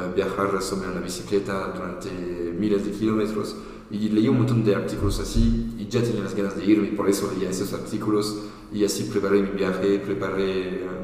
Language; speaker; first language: Spanish; non-native, fluent; French